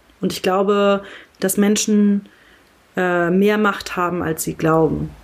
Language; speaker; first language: German; early bilingual, other home language; Kurdish